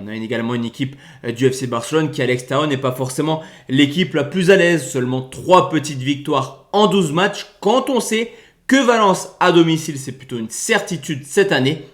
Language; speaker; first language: French; native; French